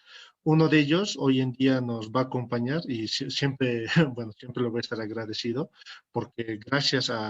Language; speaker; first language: Spanish; native; Spanish